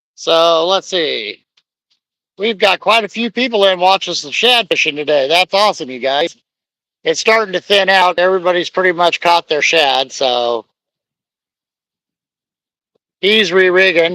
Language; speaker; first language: English; native; English